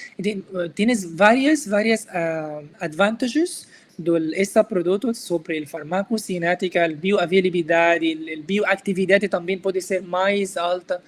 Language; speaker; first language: Portuguese; non-native, learner; Arabic